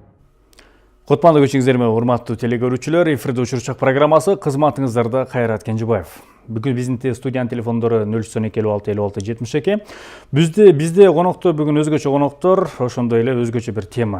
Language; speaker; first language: Kyrgyz; native; Kyrgyz